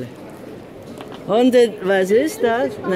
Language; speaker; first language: German; non-native, learner; Chinese